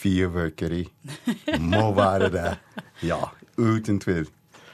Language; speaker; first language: Norwegian; non-native, fluent; English